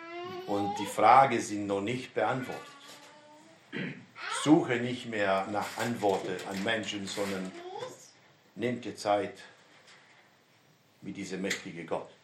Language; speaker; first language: German; non-native, fluent; Romanian